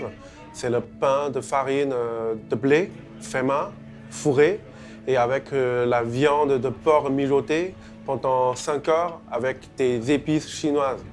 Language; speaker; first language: French; non-native, fluent; Chinese